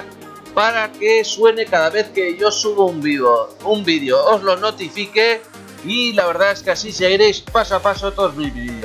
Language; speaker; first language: Spanish; native; Spanish